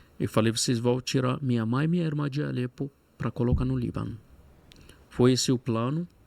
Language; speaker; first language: Portuguese; non-native, fluent; Arabic